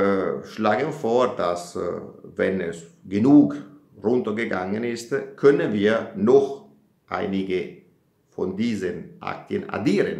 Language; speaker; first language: German; non-native, fluent; Italian